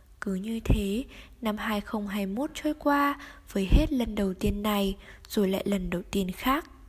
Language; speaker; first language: Vietnamese; native; Vietnamese